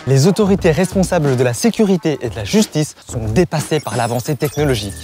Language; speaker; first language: French; early bilingual, other home language; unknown